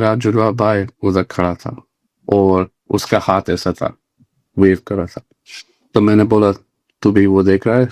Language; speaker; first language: Hindi; non-native, local second language; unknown